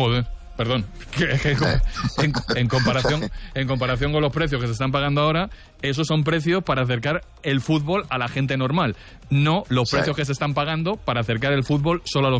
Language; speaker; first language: Spanish; native; Spanish